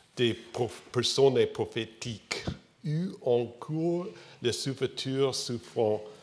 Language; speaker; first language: French; non-native, learner; English